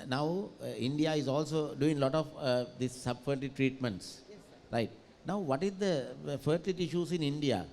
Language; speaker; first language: English; non-native, local second language; Sinhala